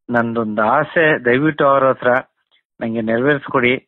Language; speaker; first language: Kannada; native; Kannada